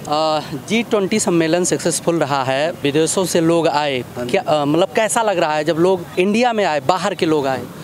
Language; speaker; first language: Hindi; native; Hindi